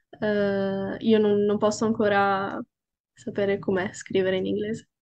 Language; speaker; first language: Italian; native; Italian